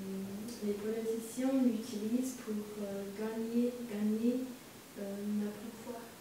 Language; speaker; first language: French; non-native, fluent; English